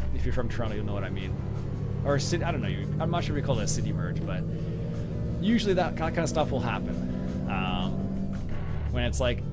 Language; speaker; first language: English; native; English